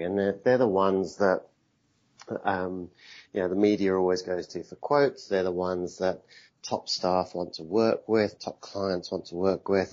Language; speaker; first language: English; native; English